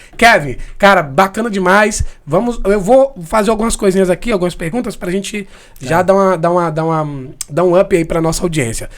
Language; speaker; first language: Portuguese; native; Portuguese